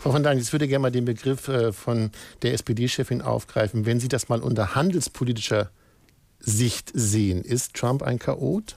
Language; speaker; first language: German; native; German